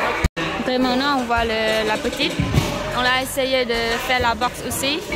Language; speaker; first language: French; non-native, learner; Khmer